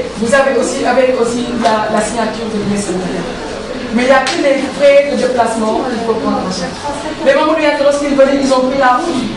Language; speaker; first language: French; non-native, local second language; Wolof